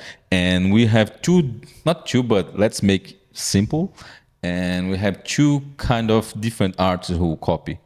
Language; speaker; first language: English; non-native, fluent; Portuguese